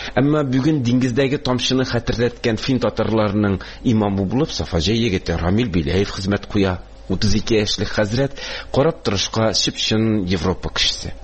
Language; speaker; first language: Tatar; native; Tatar